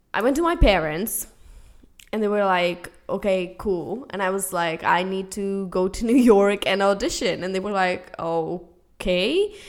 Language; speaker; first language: English; non-native, fluent; Spanish